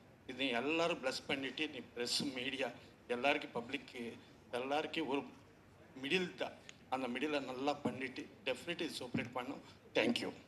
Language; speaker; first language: Tamil; non-native, learner; Telugu